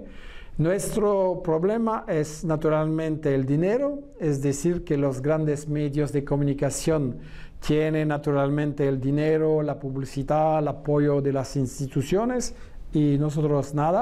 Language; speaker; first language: Spanish; non-native, fluent; French